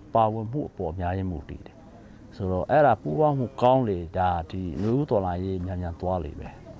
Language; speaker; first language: Burmese; non-native, local second language; Shwe Palaung